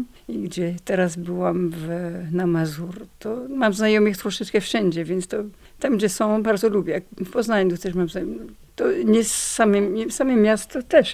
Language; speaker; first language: Polish; non-native, learner; French